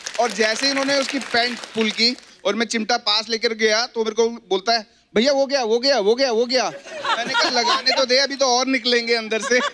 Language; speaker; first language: Hindi; native; Hindi